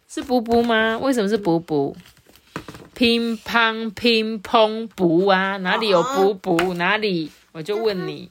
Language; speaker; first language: Chinese; native; Chinese